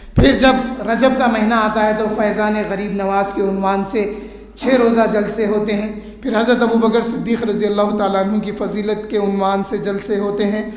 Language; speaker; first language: Urdu; native; Urdu